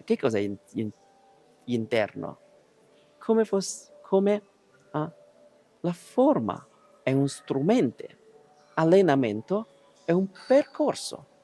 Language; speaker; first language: Italian; non-native, learner; Chinese